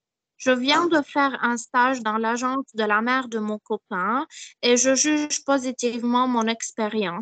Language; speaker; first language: French; non-native, learner; Arabic